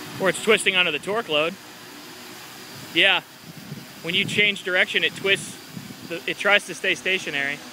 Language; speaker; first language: English; native; English